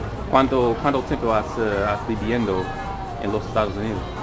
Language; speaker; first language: Spanish; non-native, learner; English